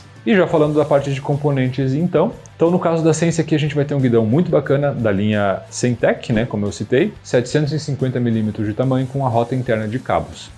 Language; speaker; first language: Portuguese; native; Portuguese